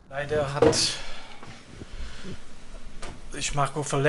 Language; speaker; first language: German; non-native, fluent; French